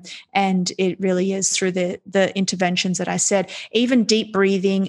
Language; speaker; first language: English; native; English